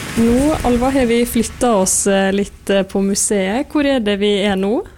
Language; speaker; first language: Norwegian; native; Norwegian